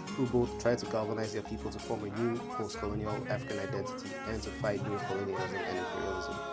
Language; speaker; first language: English; non-native, local second language; Akan